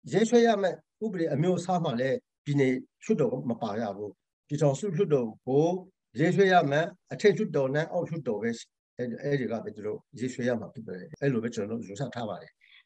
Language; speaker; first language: Burmese; non-native, local second language; Hakha Chin